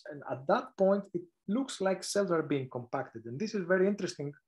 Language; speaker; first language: English; non-native, fluent; Greek